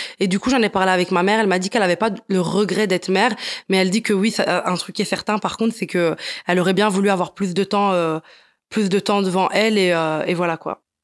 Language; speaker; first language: French; non-native, fluent; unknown